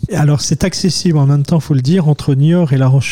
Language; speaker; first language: French; native; French